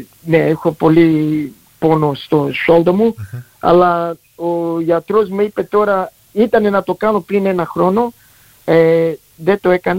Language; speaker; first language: Greek; early bilingual, heritage; Greek